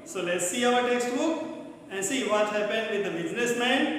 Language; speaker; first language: English; non-native, local second language; Hindi